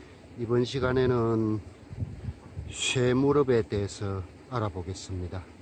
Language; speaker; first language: Korean; native; Korean